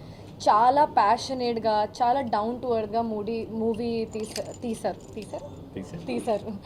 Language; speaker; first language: Telugu; non-native, fluent; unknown